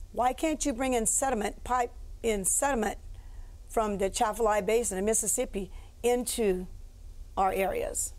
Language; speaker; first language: English; early bilingual, other home language; French